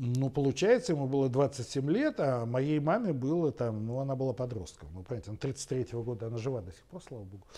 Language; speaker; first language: Russian; native; Russian